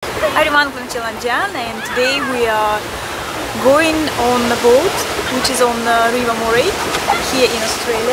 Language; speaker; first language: English; non-native, fluent; Russian